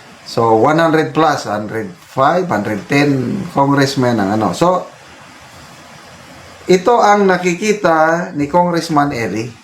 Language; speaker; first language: Filipino; native; Filipino